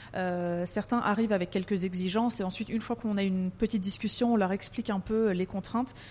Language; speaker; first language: French; native; French